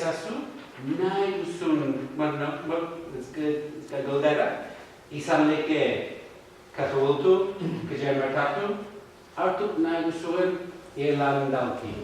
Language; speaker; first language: Basque; non-native, learner; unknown